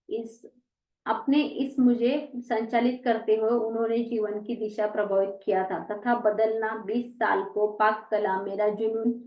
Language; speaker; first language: Hindi; non-native, local second language; Marathi